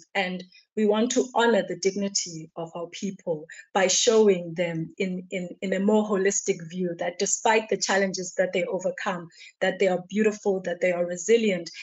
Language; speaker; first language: English; non-native, local second language; Xhosa